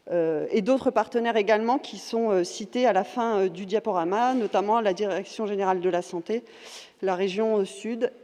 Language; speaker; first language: French; native; French